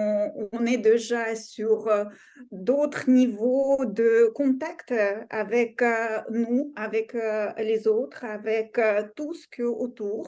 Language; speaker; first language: French; non-native, fluent; Russian